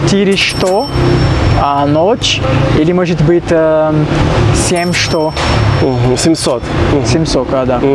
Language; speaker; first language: Russian; non-native, learner; Portuguese